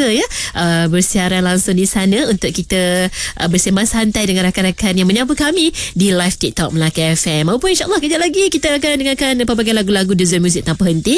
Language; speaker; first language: Malay; native; Malay